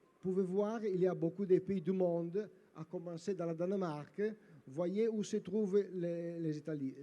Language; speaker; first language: French; non-native, learner; Italian